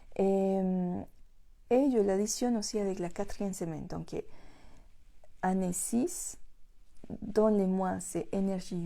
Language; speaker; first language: French; non-native, fluent; Spanish